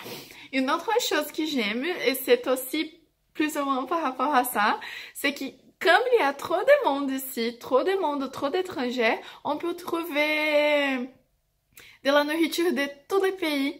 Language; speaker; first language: French; non-native, fluent; Portuguese